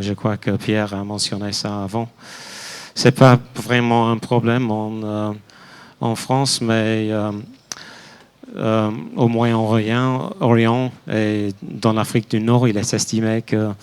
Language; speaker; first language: French; non-native, fluent; English